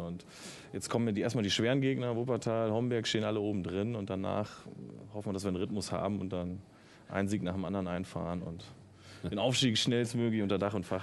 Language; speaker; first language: German; native; German